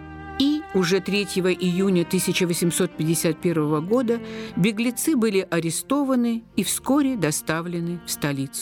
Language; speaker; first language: Russian; native; Russian